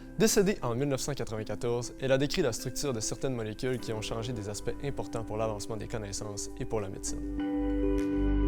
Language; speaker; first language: French; native; French